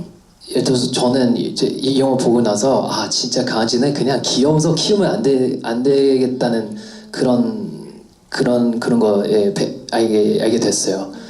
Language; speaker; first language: Korean; non-native, fluent; English